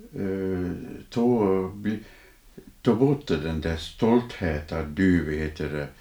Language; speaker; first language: Swedish; non-native, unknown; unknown